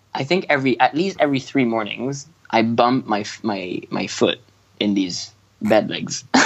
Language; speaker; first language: English; non-native, fluent; French